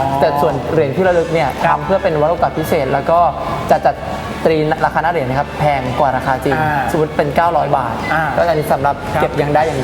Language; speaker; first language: Thai; native; Thai